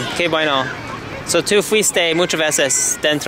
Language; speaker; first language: Spanish; non-native, learner; English